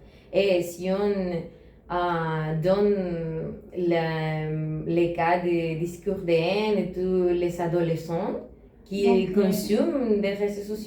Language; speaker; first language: French; non-native, learner; Spanish